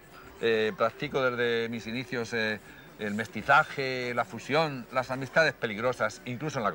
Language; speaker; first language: Spanish; native; Spanish